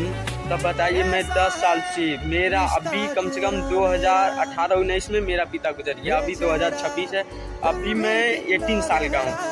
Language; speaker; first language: Hindi; non-native, local second language; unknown